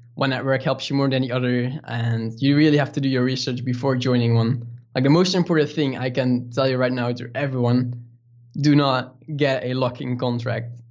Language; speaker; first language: English; non-native, fluent; Dutch